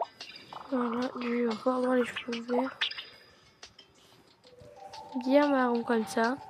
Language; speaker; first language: French; native; French